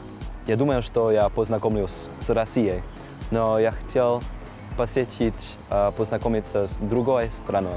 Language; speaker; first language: Russian; non-native, learner; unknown